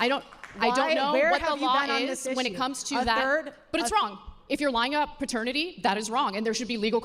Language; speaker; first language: English; native; English